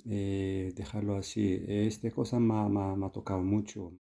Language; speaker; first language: Spanish; non-native, learner; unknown